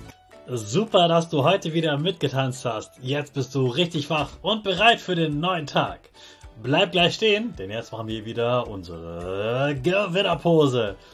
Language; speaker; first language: German; native; German